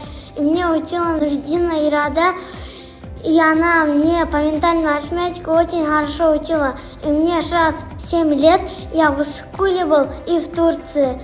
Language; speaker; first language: Russian; non-native, local second language; Kyrgyz